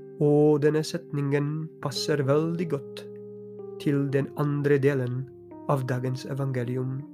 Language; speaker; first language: Norwegian; non-native, fluent; Polish